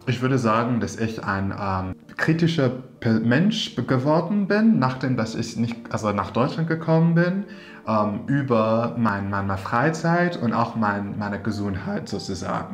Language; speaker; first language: German; non-native, fluent; English